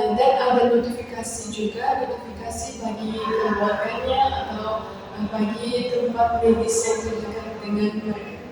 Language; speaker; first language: Indonesian; non-native, learner; Uzbek